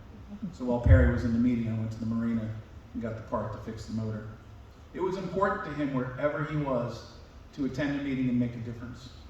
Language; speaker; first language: English; native; English